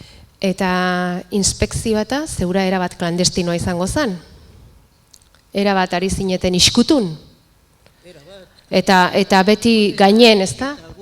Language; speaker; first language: Basque; native; Basque